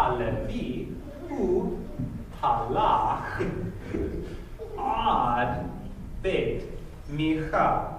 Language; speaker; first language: Hebrew; non-native, fluent; English